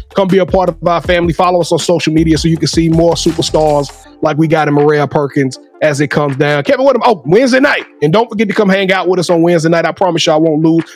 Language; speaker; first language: English; native; English